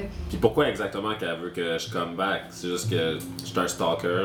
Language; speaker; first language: French; native; French